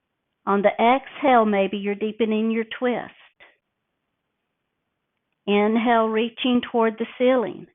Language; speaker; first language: English; native; English